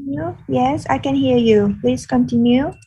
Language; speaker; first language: English; non-native, fluent; Vietnamese